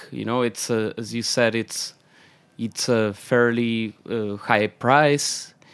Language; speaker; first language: English; non-native, fluent; Spanish